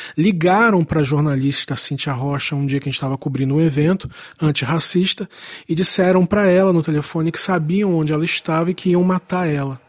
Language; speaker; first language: Portuguese; native; Portuguese